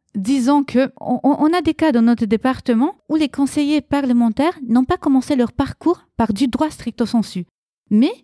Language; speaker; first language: French; early bilingual, other home language; Romanian